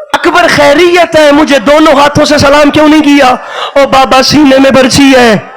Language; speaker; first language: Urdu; non-native, local second language; Punjabi